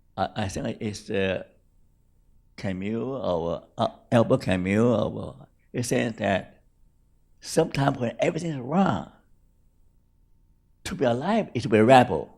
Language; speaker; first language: English; non-native, fluent; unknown